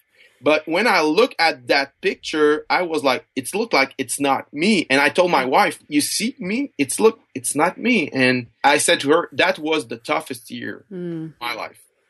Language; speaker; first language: English; non-native, fluent; French